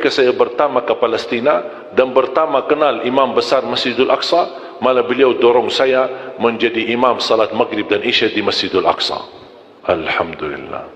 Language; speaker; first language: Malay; non-native, fluent; Arabic